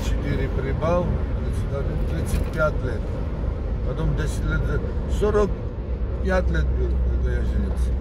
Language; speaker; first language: Russian; non-native, local second language; Georgian